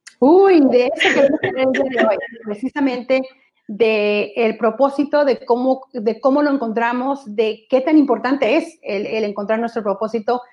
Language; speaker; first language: Spanish; early bilingual, heritage; Spanish